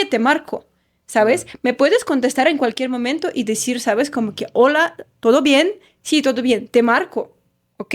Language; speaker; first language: Spanish; non-native, fluent; Russian